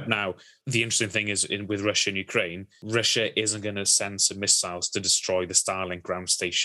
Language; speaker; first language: English; native; English